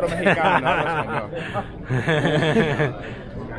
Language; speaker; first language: Spanish; non-native, learner; English